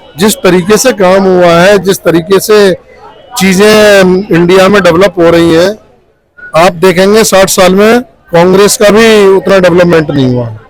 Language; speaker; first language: Hindi; native; Hindi